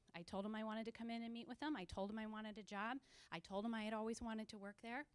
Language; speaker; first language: English; native; English